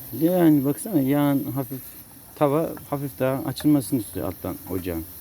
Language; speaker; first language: Turkish; native; Turkish